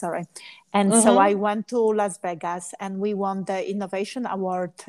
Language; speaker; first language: English; non-native, fluent; Polish